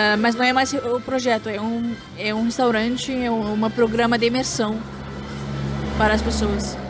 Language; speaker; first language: Portuguese; non-native, fluent; Arabic